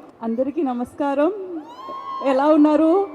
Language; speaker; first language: Telugu; non-native, fluent; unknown